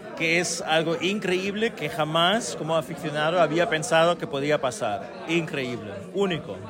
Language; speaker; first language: Spanish; non-native, fluent; German